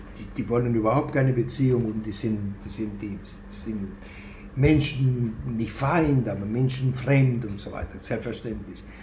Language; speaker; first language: German; non-native, fluent; Spanish